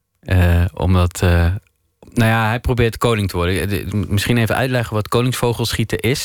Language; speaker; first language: Dutch; native; Dutch